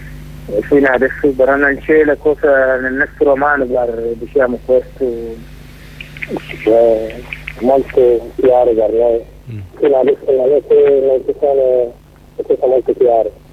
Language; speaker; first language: Italian; non-native, learner; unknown